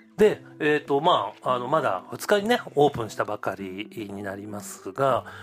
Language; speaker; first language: Japanese; native; Japanese